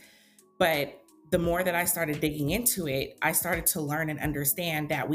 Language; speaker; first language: English; native; English